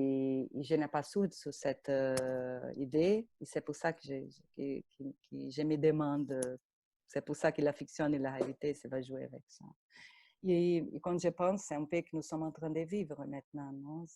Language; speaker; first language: French; non-native, fluent; Portuguese